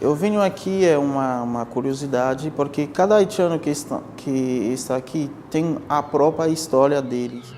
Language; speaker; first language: Portuguese; non-native, fluent; Haitian Creole